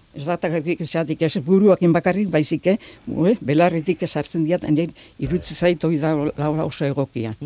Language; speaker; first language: Basque; native; Basque